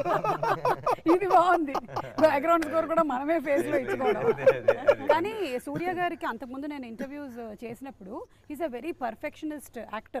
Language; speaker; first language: Telugu; native; Telugu